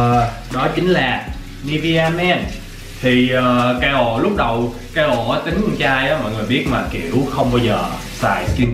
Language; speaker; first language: Vietnamese; early bilingual, heritage; Vietnamese